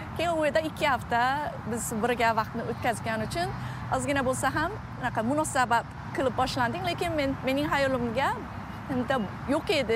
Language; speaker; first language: Uzbek; non-native, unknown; Korean